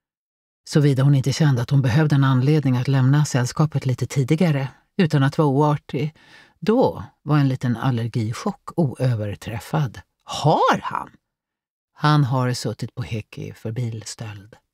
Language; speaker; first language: Swedish; native; Swedish